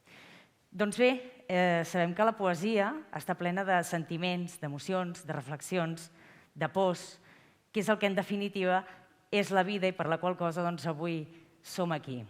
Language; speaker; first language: Catalan; native; Catalan